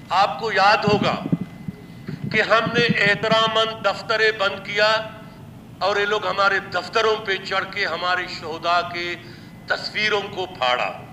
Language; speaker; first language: Urdu; non-native, local second language; Baluchi